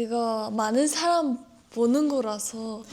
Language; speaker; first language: Korean; non-native, learner; English